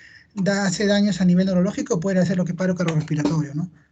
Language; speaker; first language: Spanish; native; Spanish